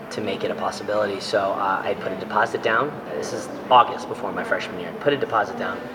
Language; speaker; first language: English; native; English